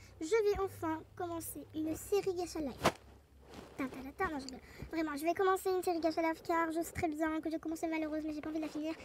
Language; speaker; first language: French; native; French